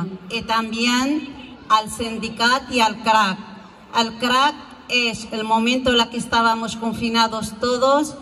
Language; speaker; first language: Spanish; non-native, fluent; Arabic